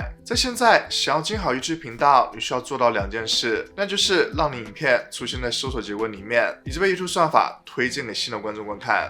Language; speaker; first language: Chinese; native; Chinese